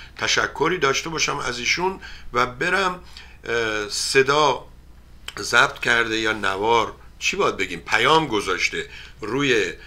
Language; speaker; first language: Persian; native; Persian